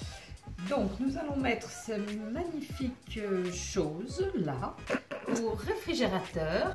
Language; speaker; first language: French; native; French